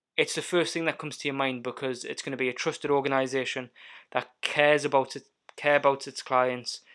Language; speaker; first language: English; native; English